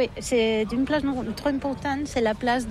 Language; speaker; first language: French; non-native, learner; Catalan